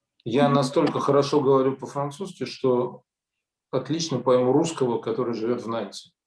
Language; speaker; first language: Russian; native; Russian